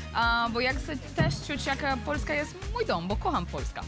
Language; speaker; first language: Polish; non-native, learner; Spanish